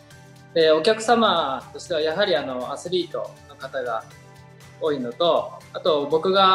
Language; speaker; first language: Japanese; native; Japanese